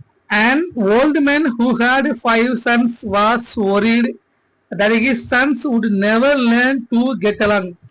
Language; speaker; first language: English; non-native, local second language; Tamil